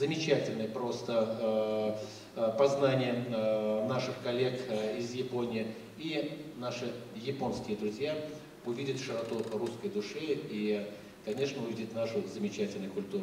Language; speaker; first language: Russian; native; Russian